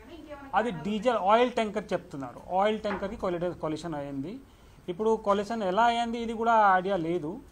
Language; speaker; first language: Telugu; non-native, local second language; Urdu